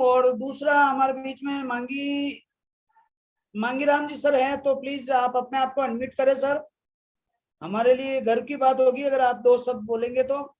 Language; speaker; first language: Hindi; native; Hindi